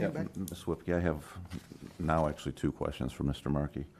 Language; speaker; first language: English; native; English